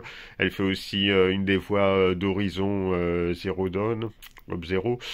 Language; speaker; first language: French; native; French